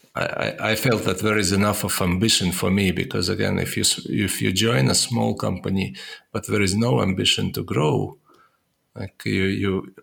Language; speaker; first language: English; non-native, fluent; Estonian